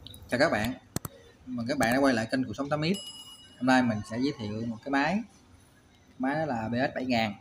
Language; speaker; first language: Vietnamese; native; Vietnamese